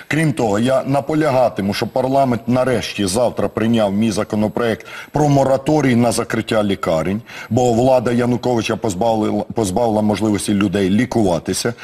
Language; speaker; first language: Ukrainian; native; Ukrainian